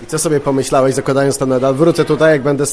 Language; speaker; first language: Polish; native; Polish